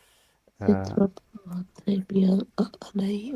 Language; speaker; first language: French; non-native, learner; Sinhala